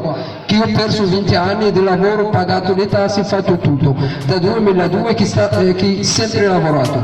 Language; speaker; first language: Italian; non-native, fluent; Arabic